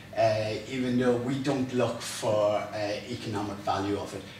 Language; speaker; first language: English; native; English